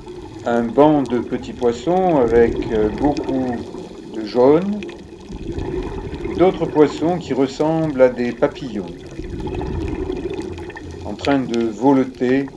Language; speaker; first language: French; native; French